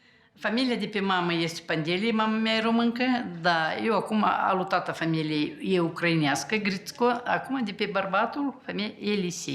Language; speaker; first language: Romanian; early bilingual, heritage; Romanian